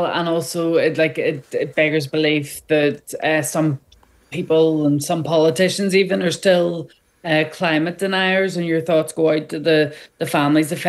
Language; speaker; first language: English; native; English